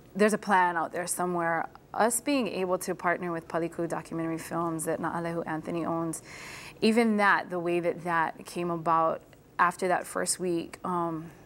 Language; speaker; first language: English; native; English